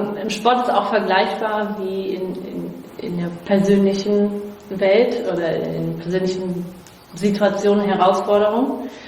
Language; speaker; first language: German; non-native, fluent; Portuguese